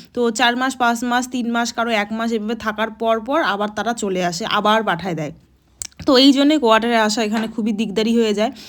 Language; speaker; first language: Bangla; native; Bangla